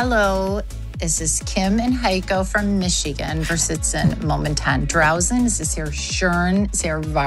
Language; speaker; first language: German; non-native, learner; English